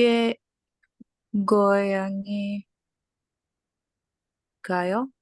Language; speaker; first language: Korean; non-native, learner; Indonesian